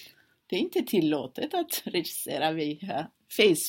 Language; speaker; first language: Swedish; non-native, fluent; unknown